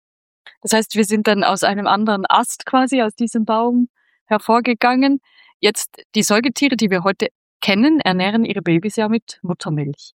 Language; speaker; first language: German; native; German